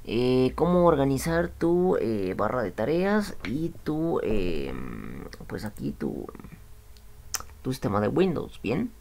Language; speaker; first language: Spanish; native; Spanish